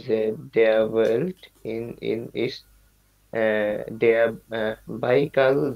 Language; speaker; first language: German; non-native, learner; Bangla